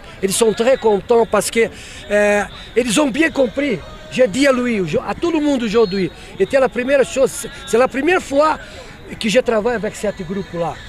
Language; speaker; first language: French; non-native, fluent; Portuguese